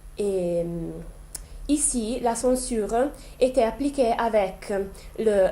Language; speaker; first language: French; non-native, fluent; Italian